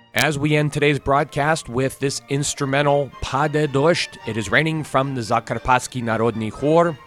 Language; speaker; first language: English; native; English